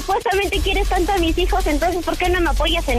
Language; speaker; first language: Spanish; native; Spanish